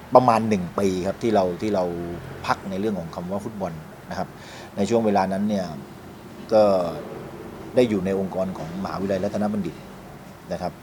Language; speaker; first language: Thai; native; Thai